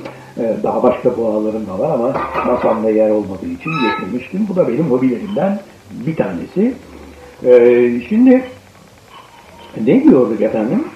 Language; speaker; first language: Turkish; native; Turkish